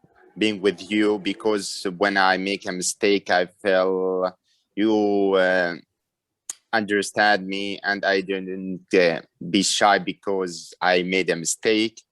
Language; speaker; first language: English; non-native, learner; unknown